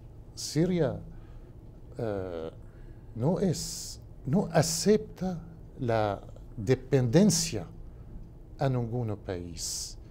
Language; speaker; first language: Spanish; non-native, learner; Arabic